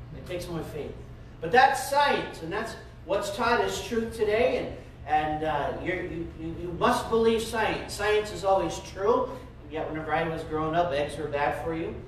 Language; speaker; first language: English; native; English